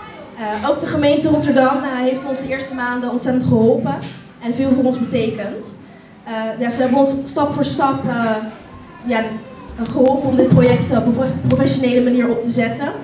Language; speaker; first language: Dutch; native; Dutch